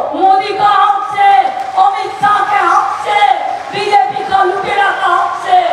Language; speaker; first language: Hindi; non-native, local second language; Bangla